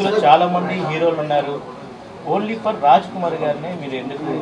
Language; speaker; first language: Telugu; native; Telugu